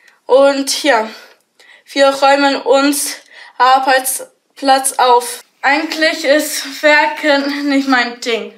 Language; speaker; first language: German; non-native, learner; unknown